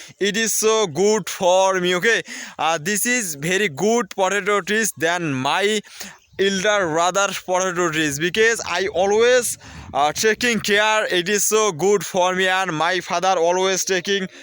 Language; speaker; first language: English; non-native, learner; Bangla